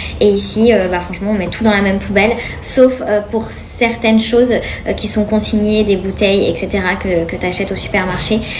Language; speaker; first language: French; native; French